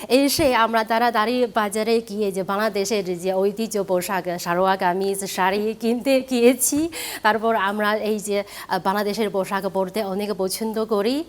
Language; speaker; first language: Bangla; non-native, fluent; Chinese